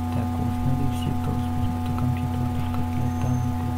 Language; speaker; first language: Russian; non-native, local second language; Kazakh